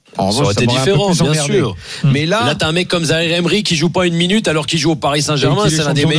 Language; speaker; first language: French; native; French